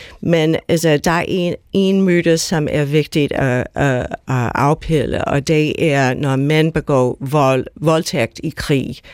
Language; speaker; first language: Danish; non-native, fluent; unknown